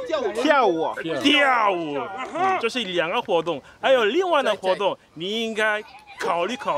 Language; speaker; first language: Chinese; non-native, learner; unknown